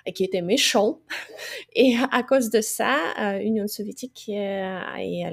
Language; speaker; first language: French; non-native, fluent; Ukrainian